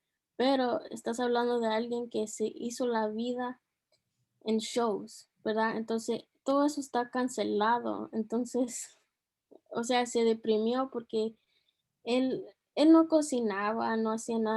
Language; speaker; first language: Spanish; early bilingual, heritage; Spanish